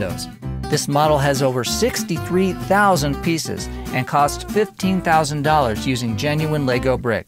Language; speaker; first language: English; native; English